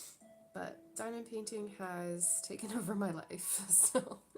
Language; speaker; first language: English; native; English